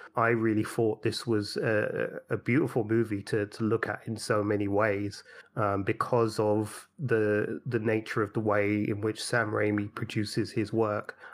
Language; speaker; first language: English; native; English